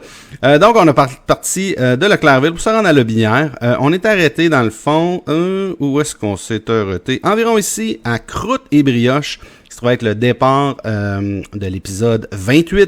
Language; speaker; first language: French; native; French